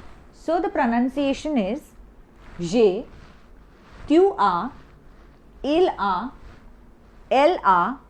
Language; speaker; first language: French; non-native, fluent; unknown